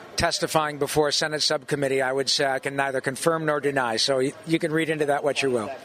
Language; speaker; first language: English; native; English